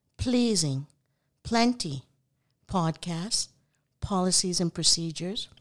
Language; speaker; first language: English; non-native, local second language; Urdu